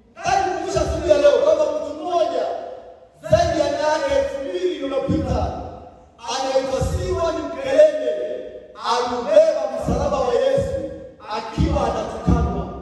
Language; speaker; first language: Swahili; native; Swahili